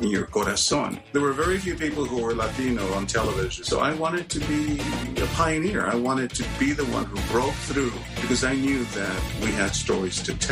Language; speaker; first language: English; early bilingual, other home language; Spanish